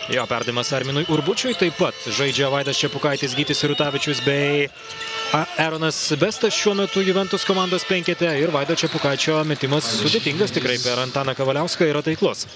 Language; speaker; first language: Lithuanian; native; Lithuanian